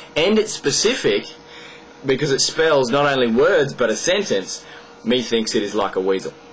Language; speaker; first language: English; native; English